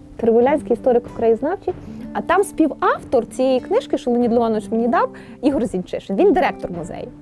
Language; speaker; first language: Ukrainian; native; Ukrainian